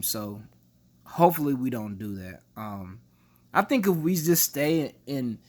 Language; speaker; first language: English; native; English